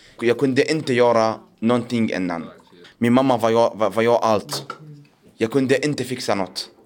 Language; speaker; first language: Swedish; non-native, learner; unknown